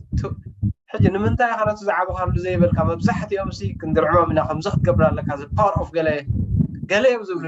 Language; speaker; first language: Tigrinya; native; Tigrinya